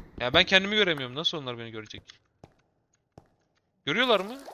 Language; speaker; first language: Turkish; native; Turkish